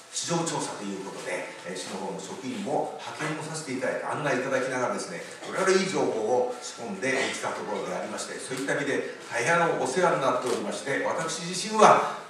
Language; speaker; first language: Japanese; native; Japanese